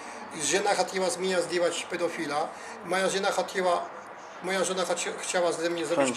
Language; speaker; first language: Polish; non-native, learner; Russian